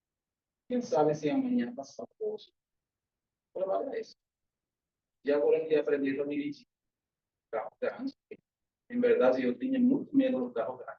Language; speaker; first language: Portuguese; non-native, learner; Spanish